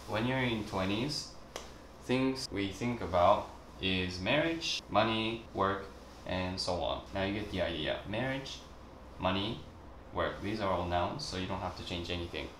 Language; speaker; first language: English; non-native, fluent; Japanese